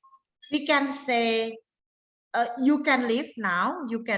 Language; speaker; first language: English; non-native, fluent; Indonesian